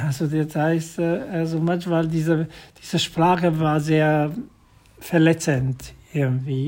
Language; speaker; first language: German; non-native, fluent; Italian